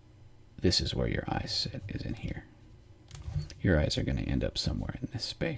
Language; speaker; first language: English; native; English